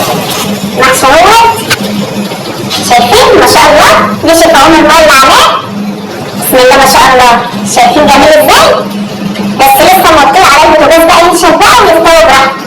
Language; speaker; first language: Arabic; native; Arabic